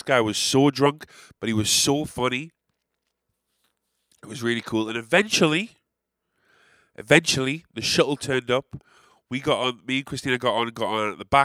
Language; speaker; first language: English; native; English